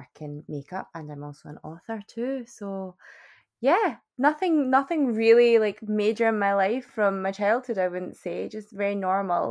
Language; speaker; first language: English; native; English